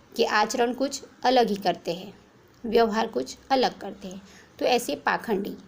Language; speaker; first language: Hindi; non-native, local second language; Gujarati